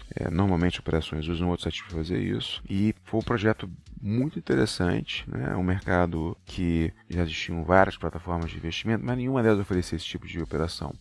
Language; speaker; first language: Portuguese; native; Portuguese